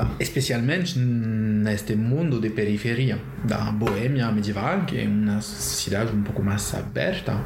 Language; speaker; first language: Portuguese; non-native, learner; French